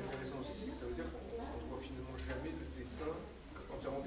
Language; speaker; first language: French; native; French